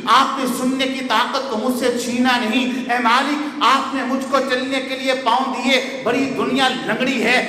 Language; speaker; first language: Urdu; non-native, local second language; Punjabi